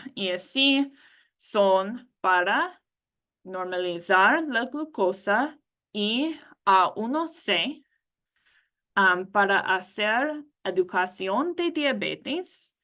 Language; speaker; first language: Spanish; non-native, learner; English